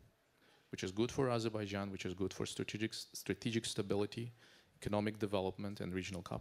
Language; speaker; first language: English; non-native, fluent; Azerbaijani